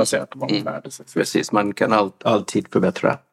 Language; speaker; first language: Swedish; non-native, fluent; English